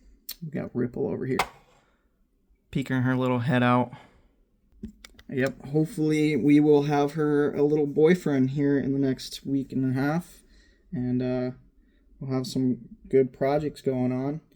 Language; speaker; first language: English; native; English